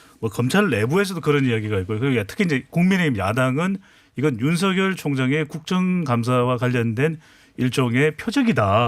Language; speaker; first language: Korean; native; Korean